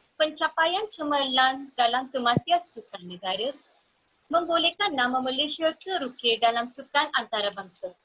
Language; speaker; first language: Malay; non-native, local second language; Tamil